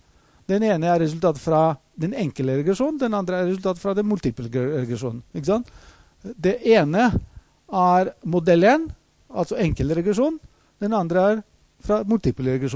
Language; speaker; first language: Norwegian; non-native, fluent; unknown